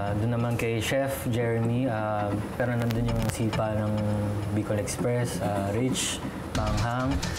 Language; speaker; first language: Filipino; non-native, local second language; Pampanga